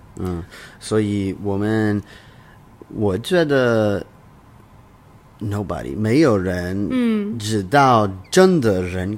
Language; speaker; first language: Chinese; non-native, learner; English